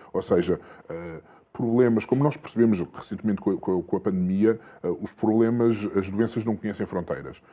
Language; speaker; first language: Portuguese; early bilingual, other home language; Kabuverdianu